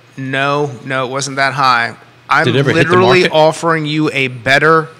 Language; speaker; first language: English; native; English